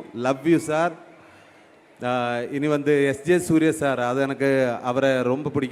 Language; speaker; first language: Tamil; non-native, learner; Malayalam